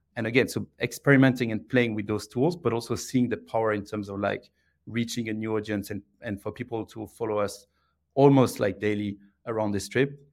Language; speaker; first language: English; non-native, fluent; French